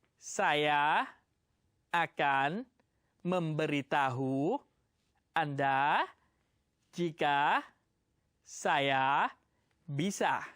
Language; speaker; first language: Indonesian; non-native, fluent; Thai